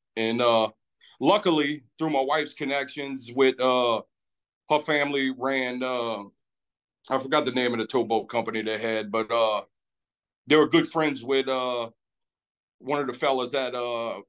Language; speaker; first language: English; native; English